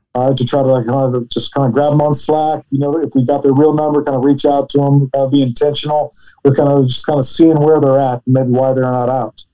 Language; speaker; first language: English; native; English